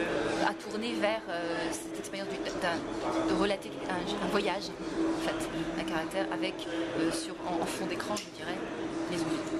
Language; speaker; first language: French; native; French